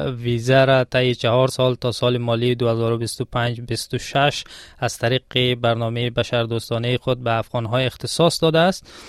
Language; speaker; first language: Persian; native; Persian